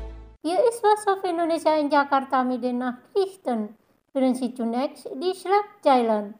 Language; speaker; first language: German; non-native, fluent; Indonesian